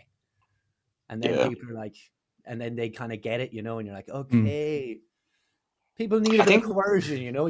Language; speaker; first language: English; native; English